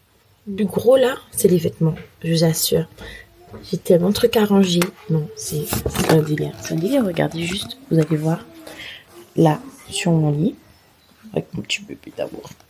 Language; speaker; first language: French; native; French